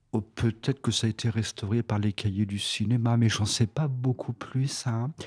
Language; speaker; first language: French; native; French